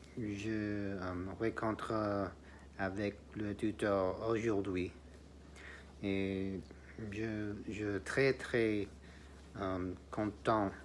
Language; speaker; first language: French; non-native, learner; English